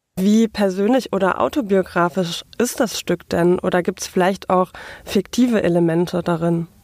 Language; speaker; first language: German; native; German